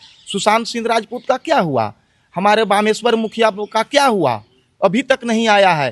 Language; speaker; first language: Hindi; native; Hindi